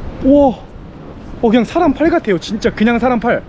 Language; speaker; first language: Korean; native; Korean